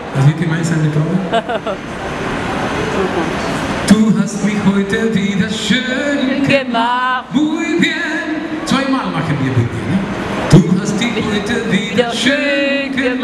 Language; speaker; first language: German; non-native, fluent; Spanish